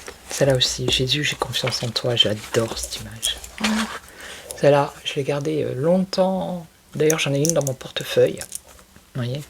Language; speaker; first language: French; native; French